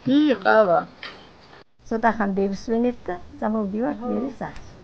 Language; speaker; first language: Georgian; native; Georgian